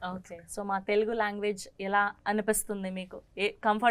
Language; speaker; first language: Telugu; native; Telugu